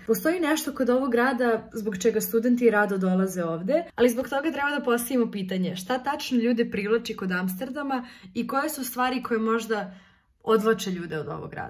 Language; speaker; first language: Serbian; native; Serbian